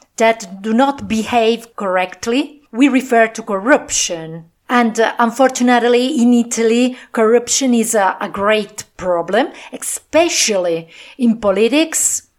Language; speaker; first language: English; non-native, fluent; Italian